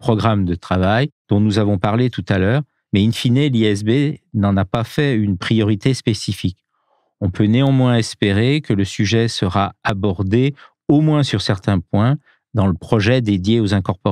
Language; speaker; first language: French; native; French